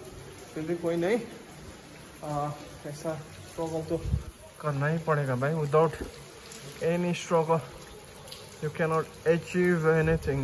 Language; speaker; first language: Hindi; non-native, local second language; Nepali